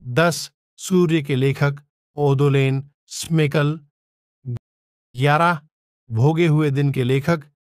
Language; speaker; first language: Hindi; native; Hindi